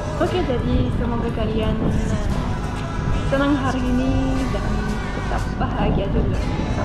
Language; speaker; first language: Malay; non-native, fluent; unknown